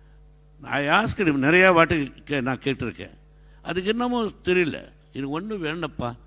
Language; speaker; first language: Tamil; non-native, learner; Telugu